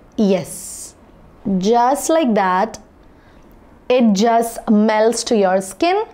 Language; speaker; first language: English; non-native, local second language; Malayalam